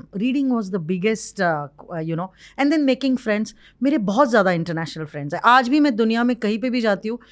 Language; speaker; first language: Hindi; non-native, local second language; Marwari